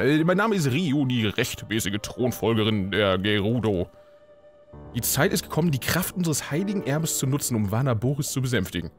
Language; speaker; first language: German; native; German